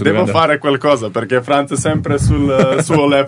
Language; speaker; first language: Italian; non-native, learner; Slovenian